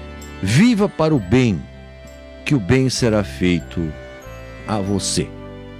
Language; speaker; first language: Portuguese; native; Portuguese